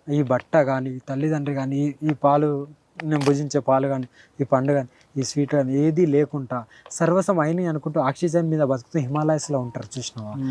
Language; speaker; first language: Telugu; native; Telugu